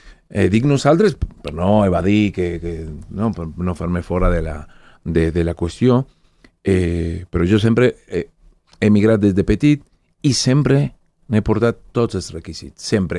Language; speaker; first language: Catalan; non-native, fluent; Spanish